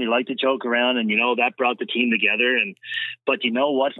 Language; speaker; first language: English; native; English